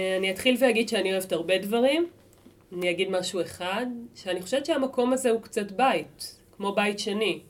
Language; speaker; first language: Hebrew; native; Hebrew